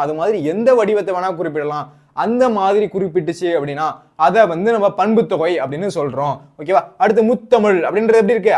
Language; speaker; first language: Tamil; native; Tamil